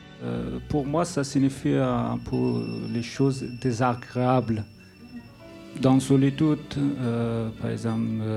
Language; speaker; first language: French; non-native, learner; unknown